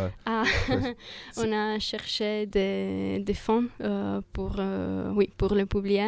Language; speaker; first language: French; non-native, fluent; Italian